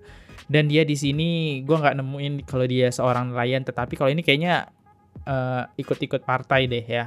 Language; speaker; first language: Indonesian; native; Indonesian